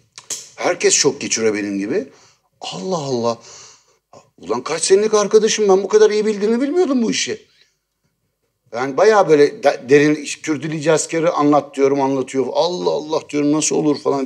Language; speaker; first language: Turkish; native; Turkish